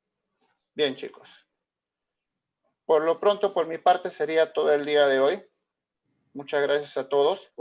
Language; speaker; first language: Spanish; native; Spanish